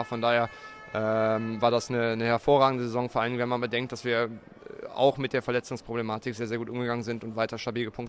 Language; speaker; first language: German; native; German